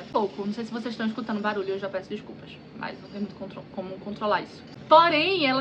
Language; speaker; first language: Portuguese; native; Portuguese